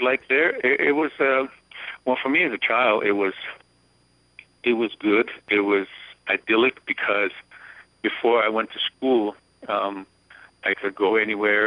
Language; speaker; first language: English; early bilingual, other home language; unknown